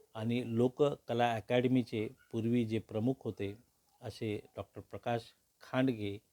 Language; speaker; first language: Marathi; non-native, local second language; Hindi